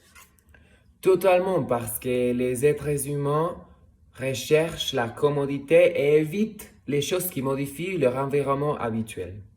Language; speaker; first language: French; non-native, fluent; Spanish